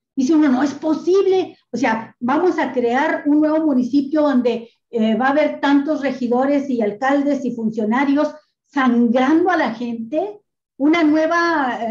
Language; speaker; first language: Spanish; native; Spanish